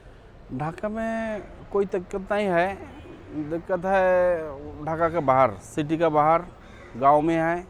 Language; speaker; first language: Hindi; non-native, local second language; Bangla